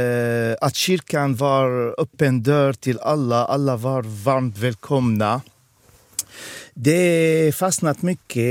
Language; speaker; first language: Swedish; non-native, fluent; Arabic